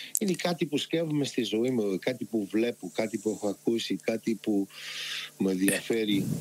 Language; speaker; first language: Greek; early bilingual, heritage; Greek